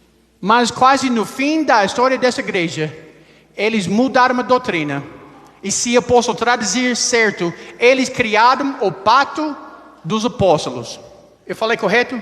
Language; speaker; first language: Portuguese; non-native, learner; English